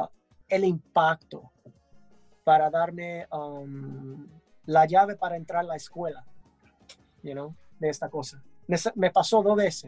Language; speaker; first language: Spanish; early bilingual, heritage; English